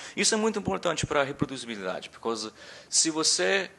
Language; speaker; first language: Portuguese; early bilingual, other home language; English